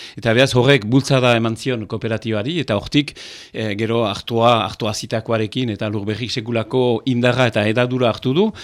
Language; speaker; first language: Basque; native; Basque